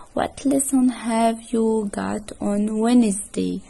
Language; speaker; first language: English; non-native, fluent; Arabic